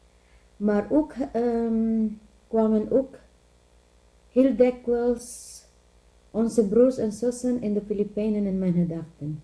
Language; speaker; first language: Dutch; non-native, learner; Filipino